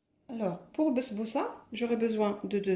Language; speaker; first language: French; non-native, local second language; Arabic